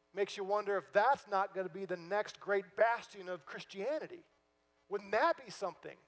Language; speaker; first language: English; native; English